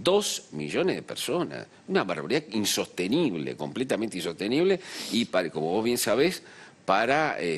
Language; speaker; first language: Spanish; native; Spanish